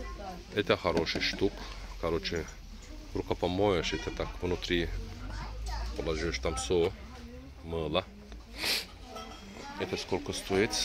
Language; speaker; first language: Russian; non-native, learner; Turkish